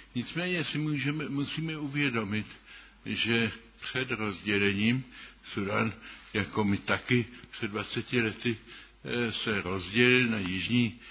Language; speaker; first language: Czech; early bilingual, other home language; German